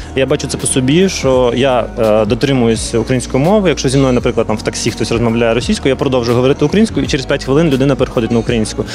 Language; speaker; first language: Ukrainian; non-native, local second language; Russian